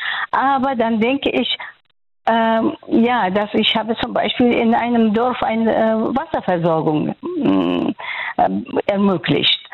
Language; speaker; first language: German; non-native, fluent; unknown